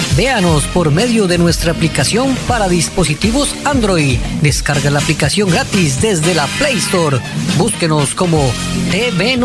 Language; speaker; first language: Spanish; native; Spanish